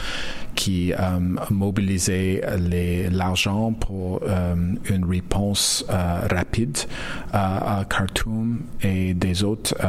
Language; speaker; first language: French; non-native, learner; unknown